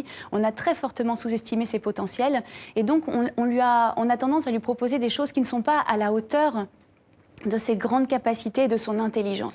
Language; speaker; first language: French; native; French